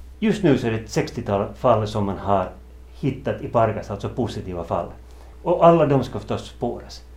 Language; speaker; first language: Swedish; native; Swedish